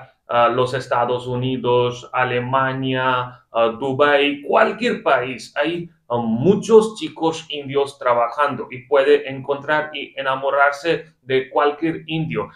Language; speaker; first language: Spanish; non-native, fluent; Hindi